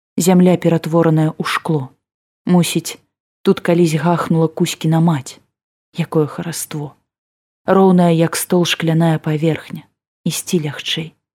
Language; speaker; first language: Belarusian; native; Belarusian